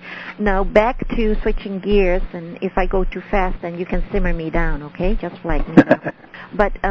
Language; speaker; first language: English; non-native, fluent; Dutch